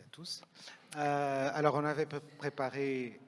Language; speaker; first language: French; non-native, fluent; Portuguese